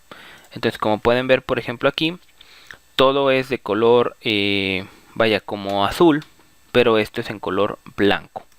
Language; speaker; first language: Spanish; native; Spanish